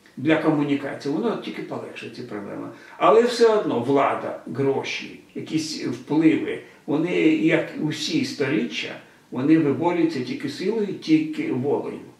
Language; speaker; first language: Ukrainian; non-native, local second language; Russian